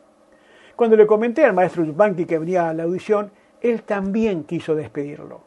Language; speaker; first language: Spanish; native; Spanish